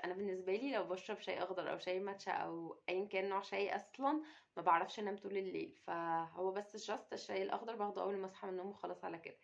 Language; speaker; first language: Arabic; native; Arabic